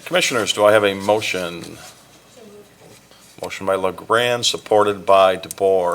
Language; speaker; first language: English; native; English